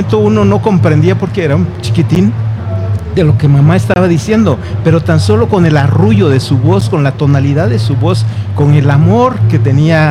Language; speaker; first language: Spanish; native; Spanish